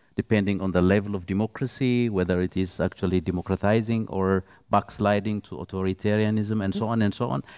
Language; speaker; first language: English; non-native, fluent; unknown